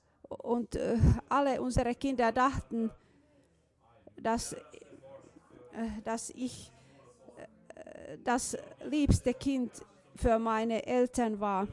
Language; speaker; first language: German; non-native, fluent; Finnish